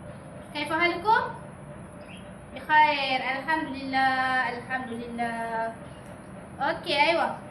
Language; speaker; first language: Arabic; non-native, learner; Malay